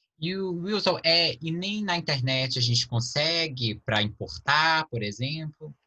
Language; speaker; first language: Portuguese; native; Portuguese